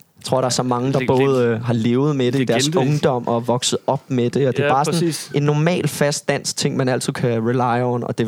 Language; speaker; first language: Danish; native; Danish